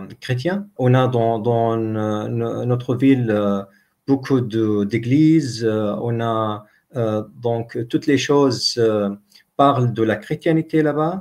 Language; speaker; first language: French; non-native, fluent; Arabic